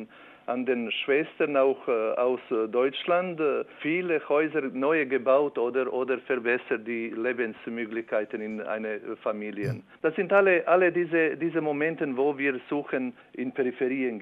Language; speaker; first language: German; non-native, learner; Albanian